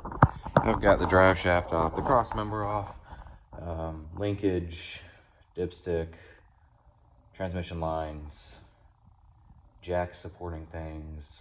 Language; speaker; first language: English; native; English